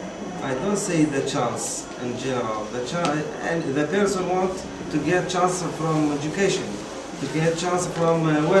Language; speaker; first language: English; non-native, fluent; Arabic